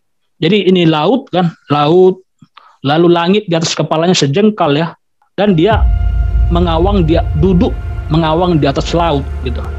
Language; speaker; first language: Indonesian; native; Indonesian